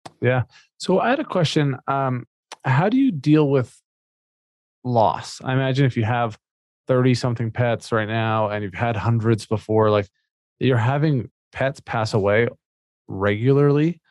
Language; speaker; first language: English; native; English